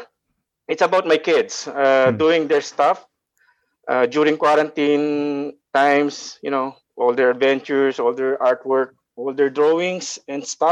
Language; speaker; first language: English; non-native, local second language; Filipino